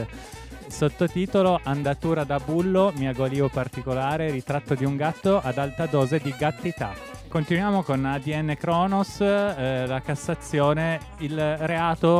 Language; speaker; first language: Italian; native; Italian